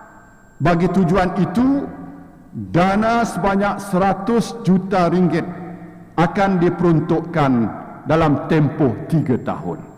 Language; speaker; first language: Malay; native; Malay